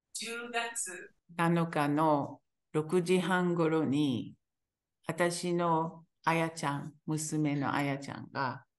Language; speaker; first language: Japanese; non-native, fluent; Hebrew